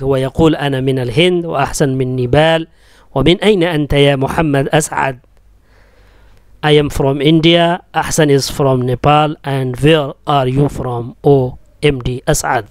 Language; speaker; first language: Urdu; native; Urdu